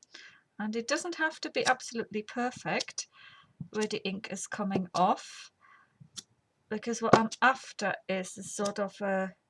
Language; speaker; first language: English; native; English